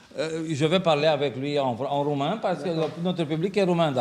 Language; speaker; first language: French; non-native, fluent; Romanian